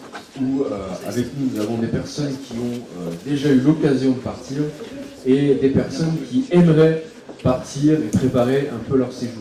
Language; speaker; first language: French; native; French